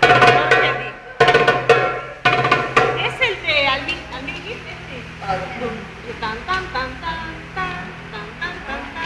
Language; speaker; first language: Spanish; native; Spanish